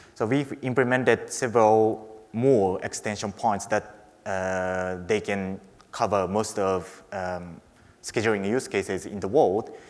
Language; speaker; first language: English; non-native, fluent; Japanese